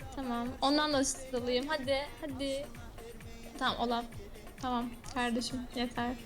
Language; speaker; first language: Turkish; non-native, fluent; Arabic